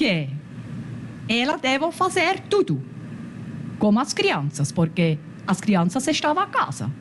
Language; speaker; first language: Portuguese; non-native, learner; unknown